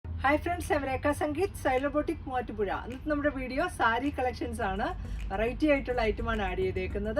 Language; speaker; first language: Malayalam; native; Malayalam